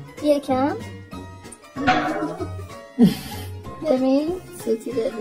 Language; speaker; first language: Persian; non-native, fluent; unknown